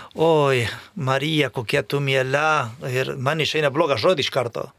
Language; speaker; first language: Lithuanian; non-native, fluent; Spanish